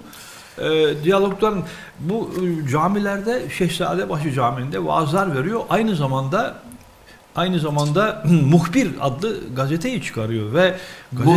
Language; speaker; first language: Turkish; native; Turkish